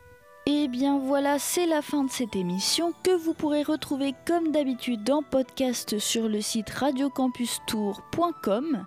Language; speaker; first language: French; native; French